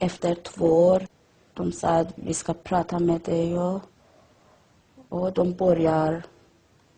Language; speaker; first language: Swedish; non-native, learner; Persian